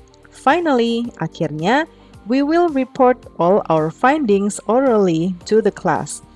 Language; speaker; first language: English; non-native, fluent; Indonesian